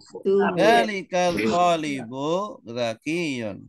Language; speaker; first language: Arabic; non-native, fluent; Indonesian